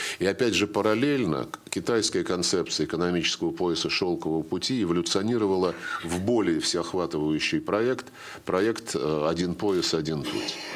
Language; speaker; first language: Russian; native; Russian